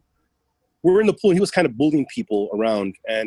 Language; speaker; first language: English; early bilingual, other home language; Spanish